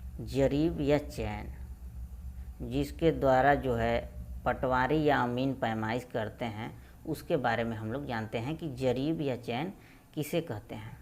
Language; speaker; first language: Hindi; native; Hindi